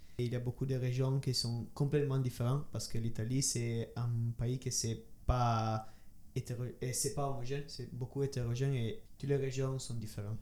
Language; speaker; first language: French; non-native, learner; Italian